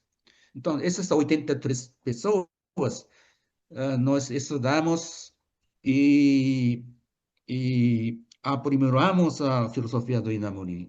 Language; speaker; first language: Portuguese; non-native, fluent; Japanese